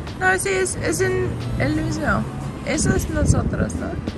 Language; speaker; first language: Spanish; non-native, learner; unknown